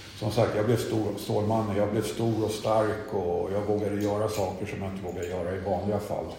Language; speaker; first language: Swedish; native; Swedish